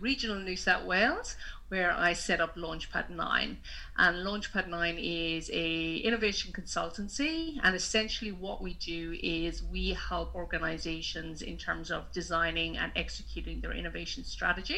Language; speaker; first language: English; native; English